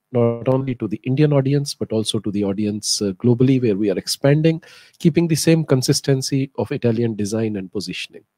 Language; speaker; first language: English; non-native, local second language; Hindi